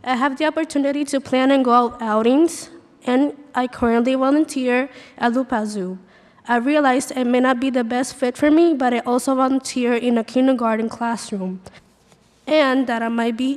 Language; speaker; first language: English; early bilingual, other home language; Spanish